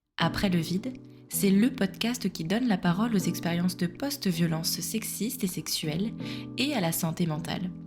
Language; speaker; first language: French; native; French